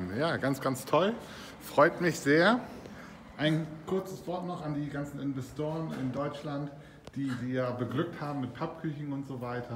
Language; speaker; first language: German; native; German